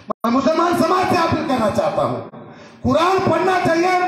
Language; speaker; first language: Hindi; non-native, local second language; Marathi